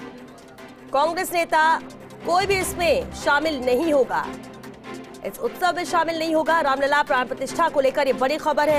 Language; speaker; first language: Hindi; native; Hindi